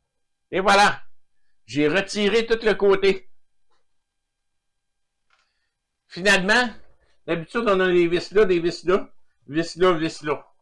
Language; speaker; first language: French; native; French